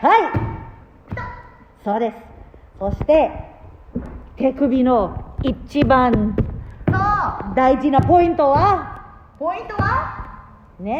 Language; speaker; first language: Japanese; non-native, learner; Filipino